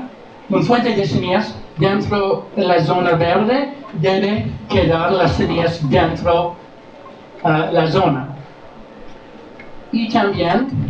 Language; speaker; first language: Spanish; non-native, learner; English